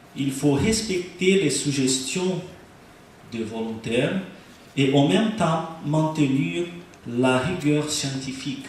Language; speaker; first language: French; non-native, learner; Portuguese